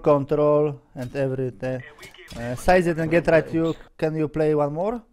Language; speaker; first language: English; non-native, learner; Polish